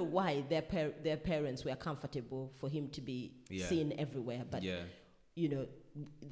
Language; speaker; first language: English; non-native, local second language; Ganda